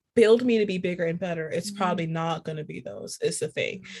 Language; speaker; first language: English; native; English